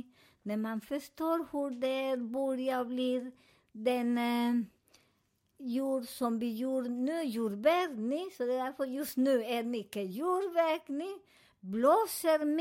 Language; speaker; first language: Swedish; non-native, learner; Spanish